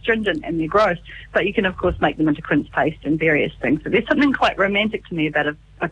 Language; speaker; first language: English; native; English